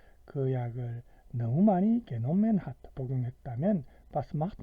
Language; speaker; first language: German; non-native, fluent; Korean